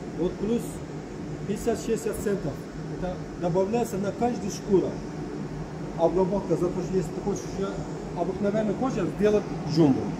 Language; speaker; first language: Russian; non-native, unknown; Turkish